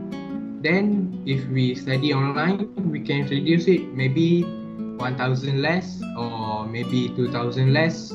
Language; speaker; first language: English; non-native, learner; Malay